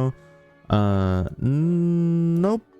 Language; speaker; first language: English; native; English